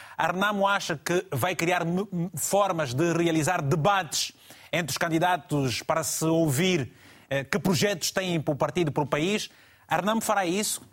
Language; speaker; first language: Portuguese; native; Portuguese